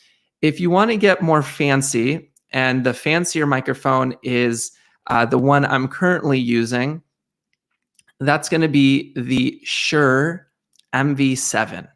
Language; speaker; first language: English; native; English